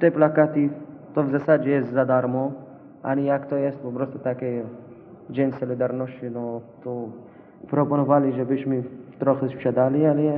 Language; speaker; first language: Polish; non-native, learner; Arabic